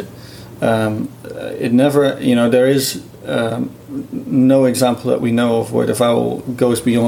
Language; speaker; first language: English; non-native, fluent; Dutch